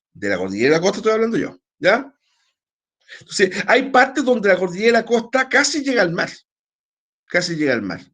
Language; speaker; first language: Spanish; native; Spanish